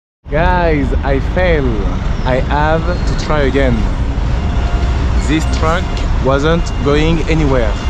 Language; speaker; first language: English; non-native, fluent; French